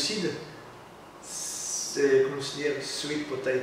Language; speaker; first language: French; non-native, learner; Portuguese